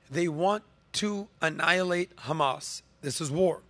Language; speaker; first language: English; native; English